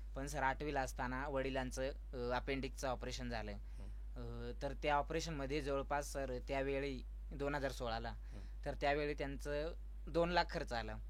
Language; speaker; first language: Marathi; non-native, local second language; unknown